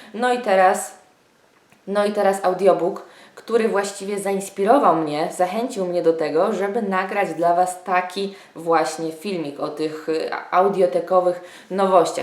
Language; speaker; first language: Polish; native; Polish